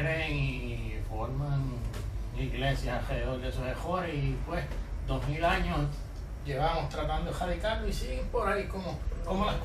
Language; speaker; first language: Spanish; native; Spanish